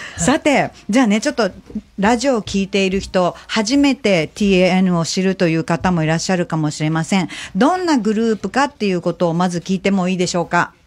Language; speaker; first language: Japanese; native; Japanese